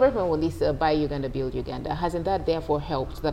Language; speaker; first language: English; non-native, local second language; Ganda